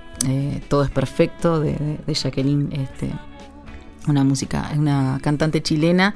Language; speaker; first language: Spanish; native; Spanish